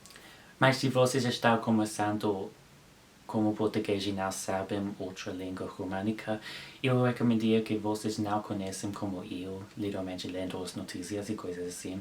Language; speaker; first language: Portuguese; non-native, learner; English